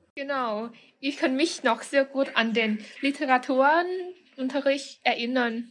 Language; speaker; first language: German; non-native, fluent; Thai